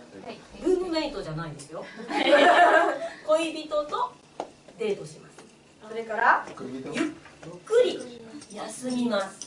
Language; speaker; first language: Japanese; non-native, fluent; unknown